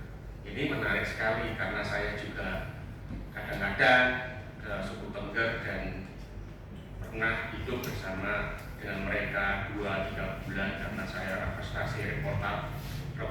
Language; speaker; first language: Indonesian; native; Indonesian